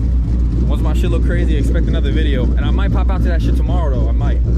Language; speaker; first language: English; native; English